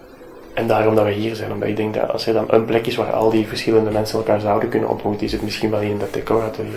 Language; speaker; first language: Dutch; native; Dutch